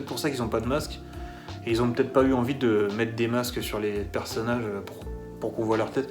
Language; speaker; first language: French; native; French